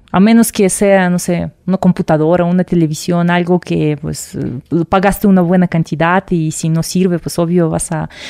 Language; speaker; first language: Spanish; non-native, fluent; Russian